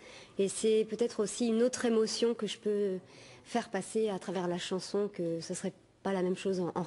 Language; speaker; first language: French; native; French